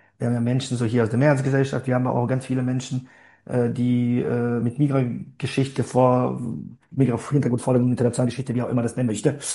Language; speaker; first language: German; non-native, fluent; Bosnian